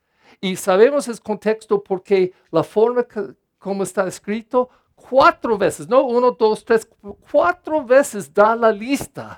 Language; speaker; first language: Spanish; non-native, fluent; English